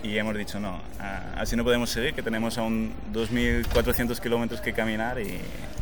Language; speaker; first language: Spanish; native; Spanish